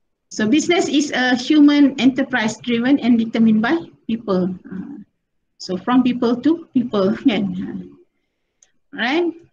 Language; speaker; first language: English; non-native, local second language; Malay